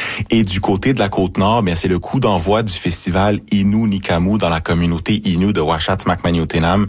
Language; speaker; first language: French; native; French